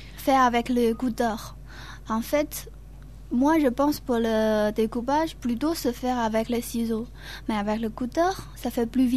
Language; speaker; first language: French; non-native, learner; Chinese